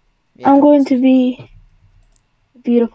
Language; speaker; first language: English; native; English